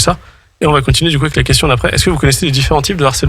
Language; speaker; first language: French; native; French